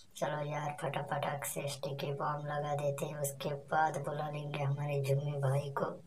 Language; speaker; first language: Hindi; non-native, local second language; Marathi